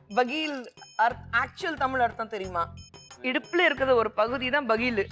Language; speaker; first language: Tamil; non-native, fluent; Hindi